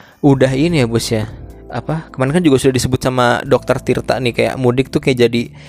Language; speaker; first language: Indonesian; native; Indonesian